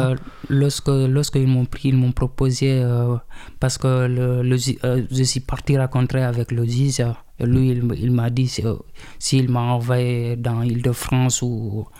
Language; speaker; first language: French; non-native, local second language; Wolof